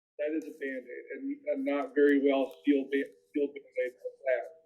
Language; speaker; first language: English; native; English